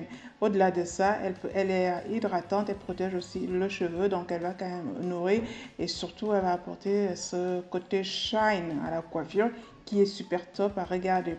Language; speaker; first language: French; native; French